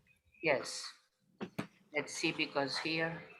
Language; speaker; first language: English; non-native, fluent; Spanish